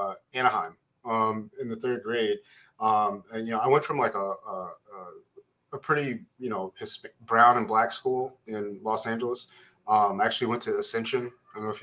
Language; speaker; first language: English; native; English